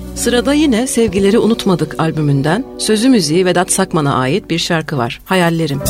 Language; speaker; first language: Turkish; native; Turkish